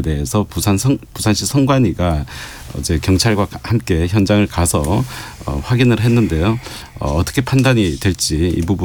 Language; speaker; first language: Korean; native; Korean